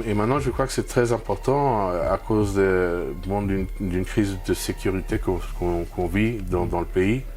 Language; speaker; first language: French; non-native, fluent; Spanish